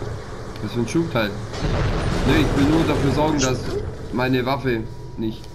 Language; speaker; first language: German; native; German